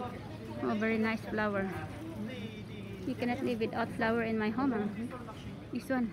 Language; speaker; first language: English; non-native, local second language; Filipino